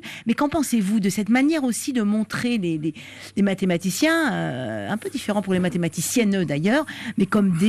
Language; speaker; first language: French; native; French